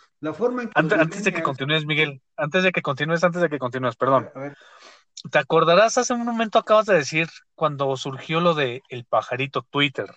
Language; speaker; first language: Spanish; native; Spanish